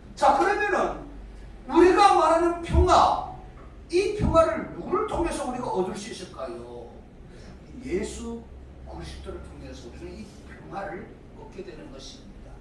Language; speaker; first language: Korean; native; Korean